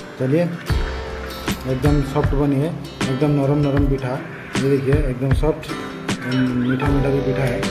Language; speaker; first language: Hindi; non-native, local second language; Odia